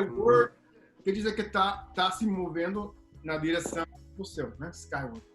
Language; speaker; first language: Portuguese; non-native, fluent; English